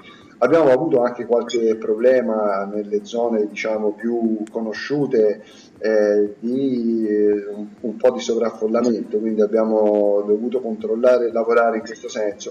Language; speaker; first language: Italian; native; Italian